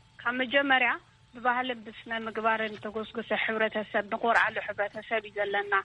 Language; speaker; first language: Tigrinya; native; Tigrinya